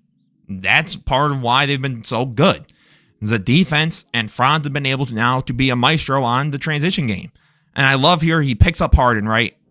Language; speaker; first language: English; native; English